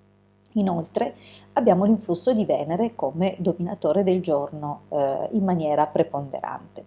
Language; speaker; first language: Italian; native; Italian